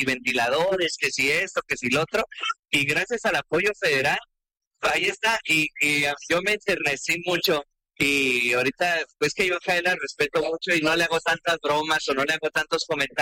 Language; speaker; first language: Spanish; native; Spanish